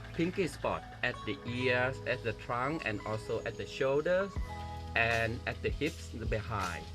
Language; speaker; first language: English; non-native, learner; Thai